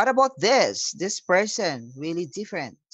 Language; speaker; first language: English; non-native, local second language; Filipino